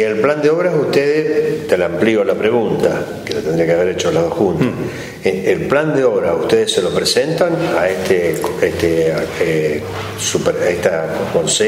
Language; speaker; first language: Spanish; native; Spanish